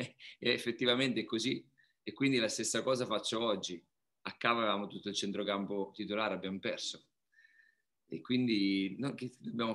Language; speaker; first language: Italian; native; Italian